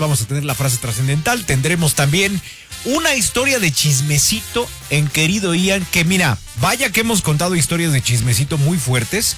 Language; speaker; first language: Spanish; native; Spanish